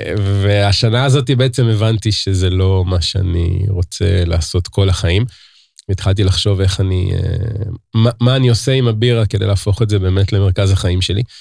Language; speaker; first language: Hebrew; native; Hebrew